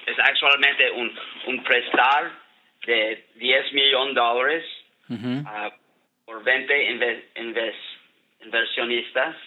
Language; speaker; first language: Spanish; non-native, learner; English